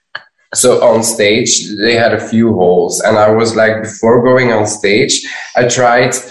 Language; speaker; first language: English; non-native, fluent; Dutch